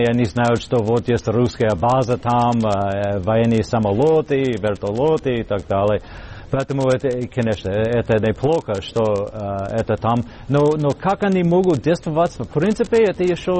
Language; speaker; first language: Russian; non-native, fluent; English